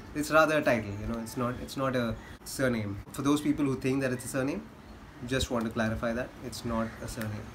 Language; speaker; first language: English; non-native, local second language; Hindi